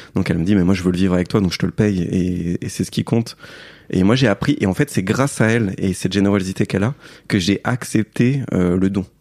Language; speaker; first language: French; native; French